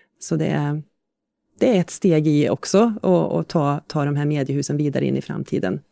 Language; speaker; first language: Swedish; native; Swedish